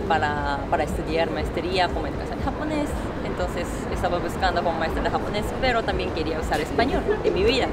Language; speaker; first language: Spanish; non-native, fluent; Japanese